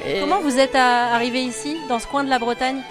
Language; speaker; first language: French; native; French